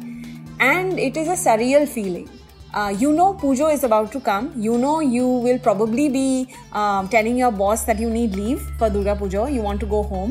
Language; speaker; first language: English; non-native, local second language; Bangla